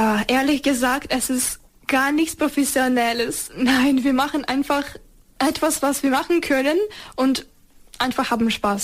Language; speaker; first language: German; non-native, fluent; Ukrainian